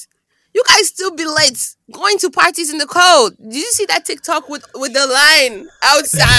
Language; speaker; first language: English; non-native, local second language; Igbo